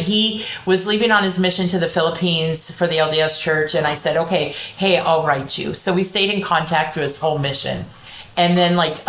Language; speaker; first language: English; native; English